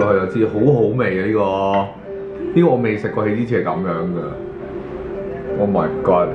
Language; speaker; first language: Chinese; native; Chinese